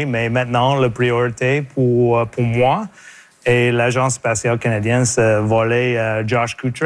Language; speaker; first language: French; non-native, local second language; English